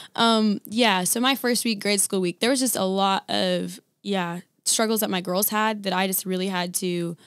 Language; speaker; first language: English; native; English